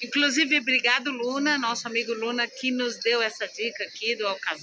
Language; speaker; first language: Portuguese; native; Portuguese